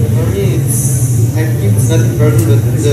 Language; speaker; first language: English; non-native, learner; French